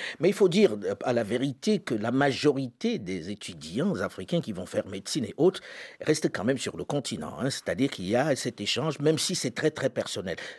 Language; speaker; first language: French; native; French